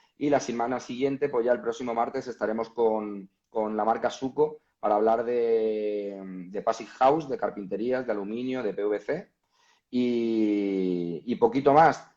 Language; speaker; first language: Spanish; native; Spanish